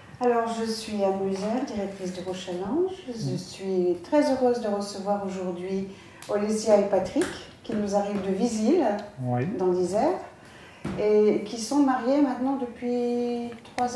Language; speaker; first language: French; native; French